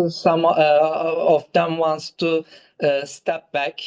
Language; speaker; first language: English; non-native, fluent; Turkish